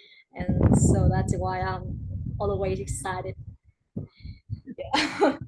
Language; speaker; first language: English; non-native, learner; Vietnamese